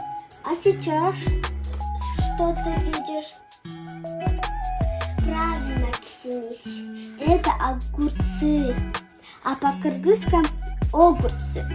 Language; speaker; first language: Russian; non-native, local second language; Kyrgyz